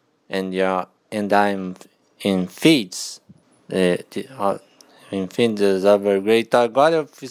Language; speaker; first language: English; non-native, learner; Portuguese